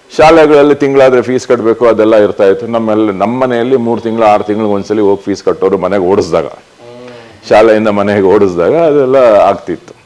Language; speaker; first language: Kannada; native; Kannada